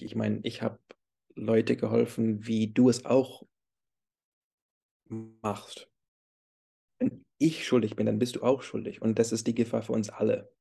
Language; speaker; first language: German; early bilingual, heritage; English